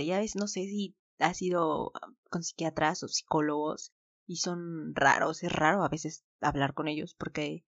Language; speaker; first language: Spanish; native; Spanish